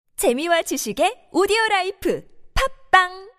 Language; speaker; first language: Korean; native; Korean